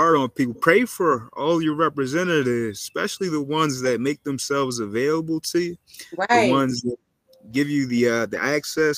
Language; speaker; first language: English; native; English